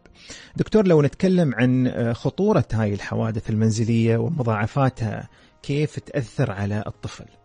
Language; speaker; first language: Arabic; native; Arabic